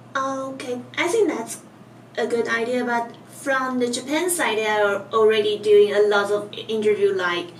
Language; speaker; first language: English; non-native, fluent; Chinese